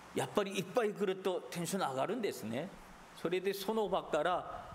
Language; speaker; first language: Japanese; non-native, fluent; Korean